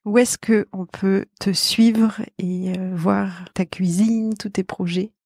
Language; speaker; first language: French; native; French